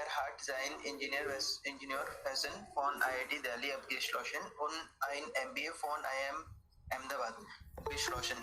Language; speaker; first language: German; non-native, learner; Hindi